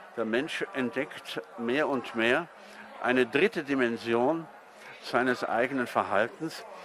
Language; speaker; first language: German; native; German